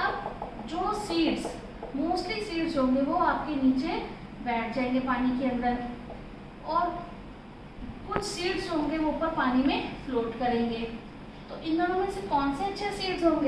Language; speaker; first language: Hindi; native; Hindi